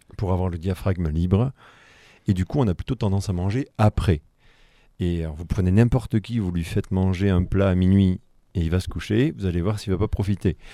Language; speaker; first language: French; native; French